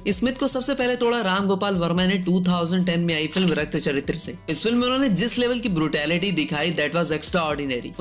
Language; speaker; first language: Hindi; native; Hindi